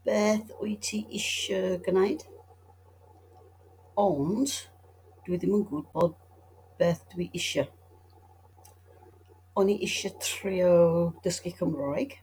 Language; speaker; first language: Welsh; non-native, learner; English